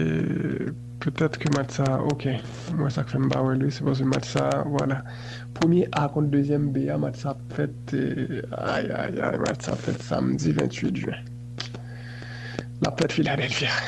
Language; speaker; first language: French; non-native, local second language; Haitian Creole